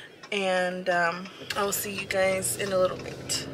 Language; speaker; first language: English; early bilingual, other home language; Spanish